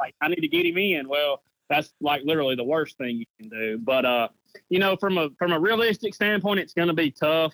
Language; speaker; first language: English; native; English